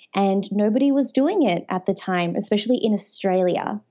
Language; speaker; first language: English; native; English